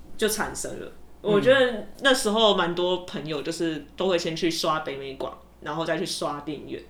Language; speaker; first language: Chinese; native; Chinese